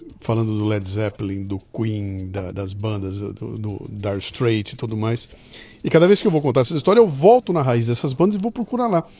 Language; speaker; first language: Portuguese; native; Portuguese